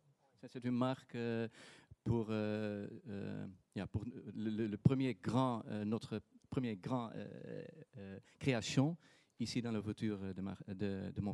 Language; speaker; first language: French; non-native, fluent; Dutch